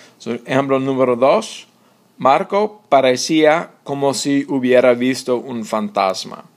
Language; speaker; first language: Spanish; non-native, fluent; English